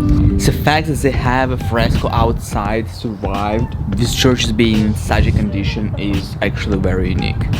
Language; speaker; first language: English; non-native, fluent; Russian